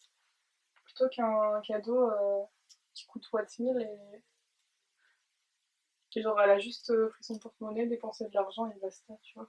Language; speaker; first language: French; native; French